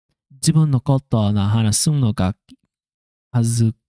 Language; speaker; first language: Japanese; non-native, learner; English